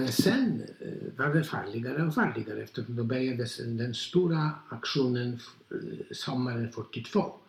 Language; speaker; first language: Swedish; non-native, fluent; Polish